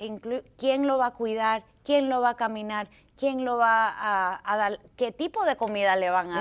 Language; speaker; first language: Spanish; early bilingual, heritage; English